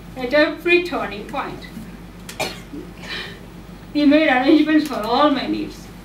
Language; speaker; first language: English; non-native, local second language; Telugu